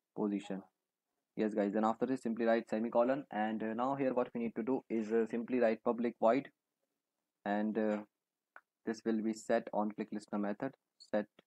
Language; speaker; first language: English; non-native, local second language; Hindi